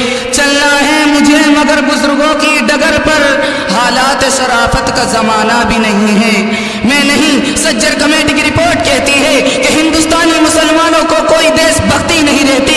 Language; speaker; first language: Urdu; native; Urdu